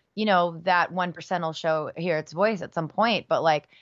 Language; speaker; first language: English; early bilingual, other home language; Spanish